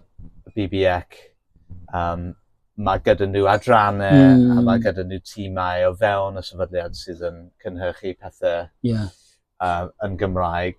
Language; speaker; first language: Welsh; non-native, local second language; English